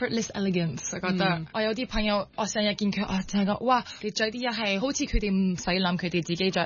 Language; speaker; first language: Cantonese; early bilingual, heritage; French